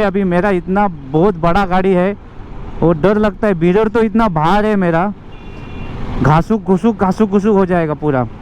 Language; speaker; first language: Hindi; non-native, local second language; Marathi